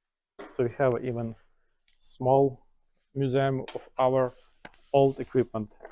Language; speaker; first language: English; non-native, learner; Ukrainian